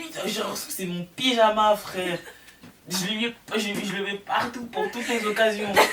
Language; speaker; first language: French; native; French